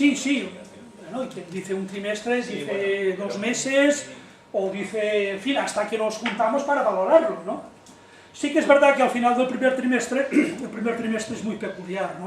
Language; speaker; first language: Spanish; native; Spanish